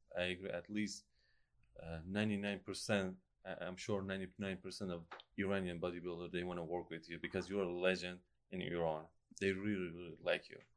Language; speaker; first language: English; non-native, fluent; Persian